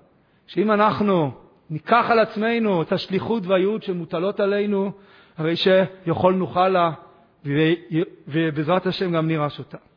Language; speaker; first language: Hebrew; native; Hebrew